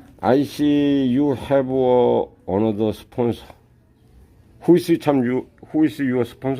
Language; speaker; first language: English; non-native, learner; Korean